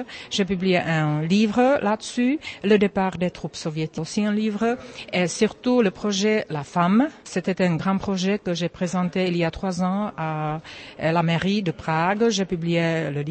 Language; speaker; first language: French; non-native, fluent; Czech